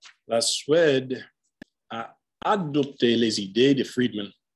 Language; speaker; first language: French; non-native, fluent; English